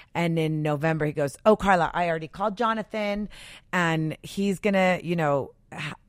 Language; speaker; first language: English; native; English